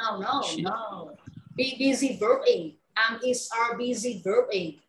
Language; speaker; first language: English; non-native, learner; Vietnamese